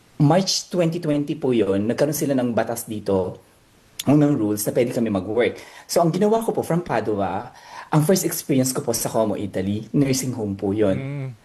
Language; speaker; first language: Filipino; native; Filipino